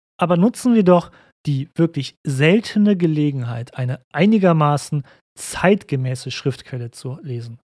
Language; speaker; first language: German; native; German